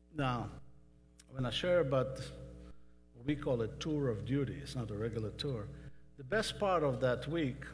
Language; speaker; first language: English; non-native, fluent; Hebrew